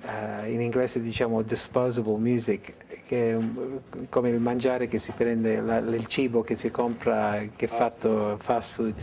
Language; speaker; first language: Italian; early bilingual, heritage; English